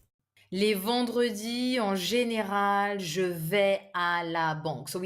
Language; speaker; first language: French; non-native, fluent; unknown